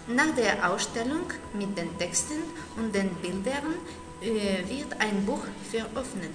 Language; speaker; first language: German; non-native, learner; Spanish